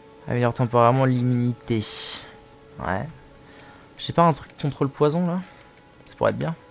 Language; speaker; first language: French; native; French